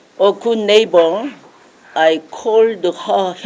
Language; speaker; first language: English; non-native, learner; Korean